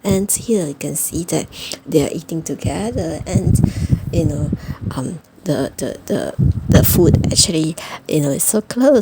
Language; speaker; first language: English; non-native, fluent; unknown